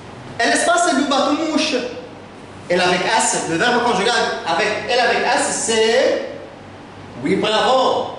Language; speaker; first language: French; non-native, fluent; Arabic